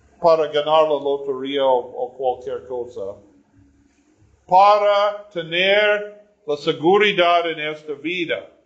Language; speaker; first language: Spanish; non-native, learner; English